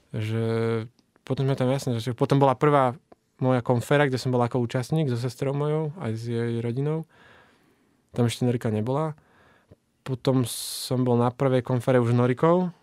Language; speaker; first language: Slovak; native; Slovak